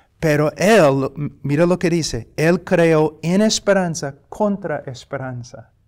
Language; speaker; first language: Spanish; non-native, fluent; English